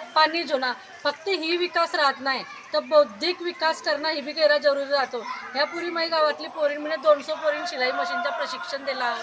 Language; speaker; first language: Marathi; non-native, local second language; Bhili